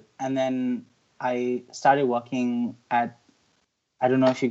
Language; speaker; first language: English; non-native, local second language; Hindi